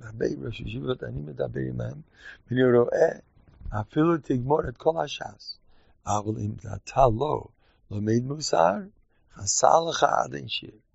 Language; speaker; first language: Hebrew; non-native, fluent; English